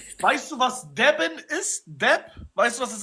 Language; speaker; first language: German; native; German